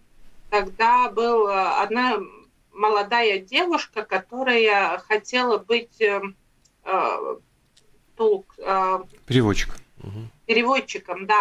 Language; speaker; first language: Russian; non-native, local second language; Latvian